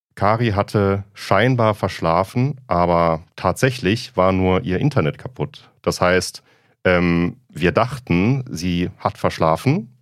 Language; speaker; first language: German; native; German